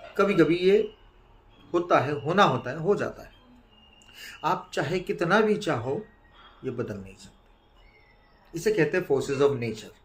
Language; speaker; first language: Hindi; non-native, local second language; Marathi